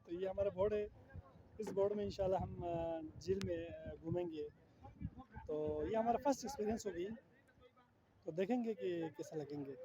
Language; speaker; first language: Hindi; non-native, local second language; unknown